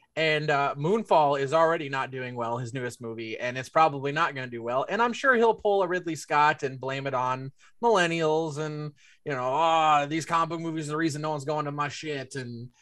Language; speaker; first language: English; native; English